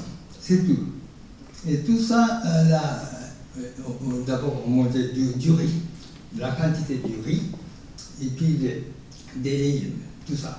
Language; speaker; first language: French; non-native, fluent; Japanese